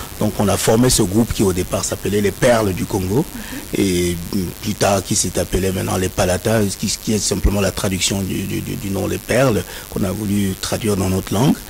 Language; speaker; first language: French; non-native, local second language; Kongo